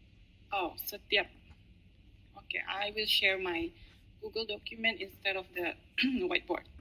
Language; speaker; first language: English; non-native, fluent; Indonesian